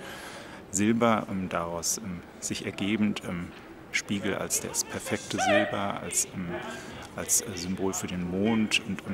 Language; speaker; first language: German; native; German